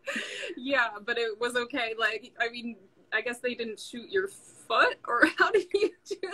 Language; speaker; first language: English; native; English